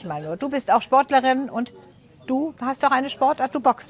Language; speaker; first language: German; native; German